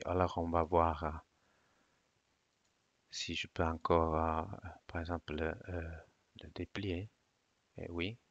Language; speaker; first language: French; non-native, fluent; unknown